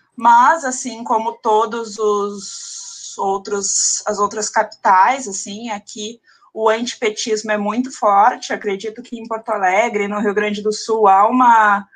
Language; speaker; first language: Portuguese; native; Portuguese